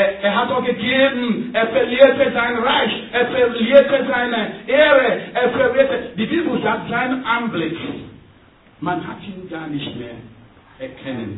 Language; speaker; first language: German; non-native, learner; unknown